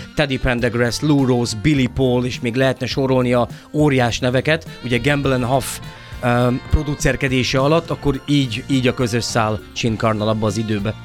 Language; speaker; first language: Hungarian; native; Hungarian